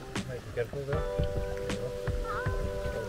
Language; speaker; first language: English; non-native, learner; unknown